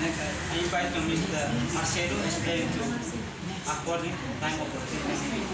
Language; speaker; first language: English; non-native, learner; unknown